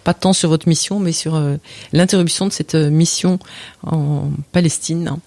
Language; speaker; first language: French; native; French